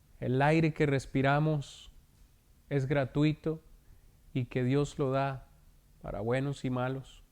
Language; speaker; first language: Spanish; native; Spanish